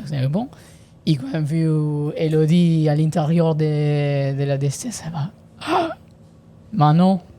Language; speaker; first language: French; non-native, learner; Italian